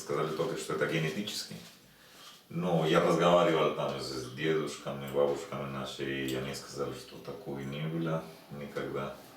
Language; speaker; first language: Russian; non-native, learner; Spanish